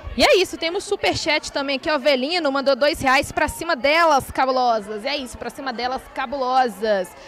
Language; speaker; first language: Portuguese; native; Portuguese